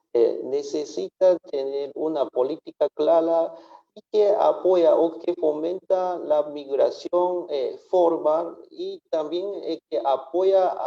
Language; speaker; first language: Spanish; non-native, fluent; Japanese